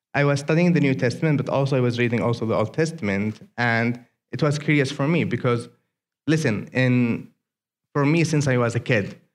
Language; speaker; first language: English; non-native, fluent; Arabic